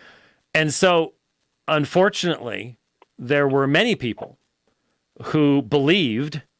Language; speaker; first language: English; native; English